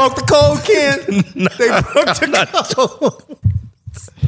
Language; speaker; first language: English; native; English